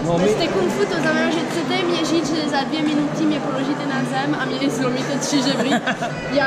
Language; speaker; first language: Czech; non-native, fluent; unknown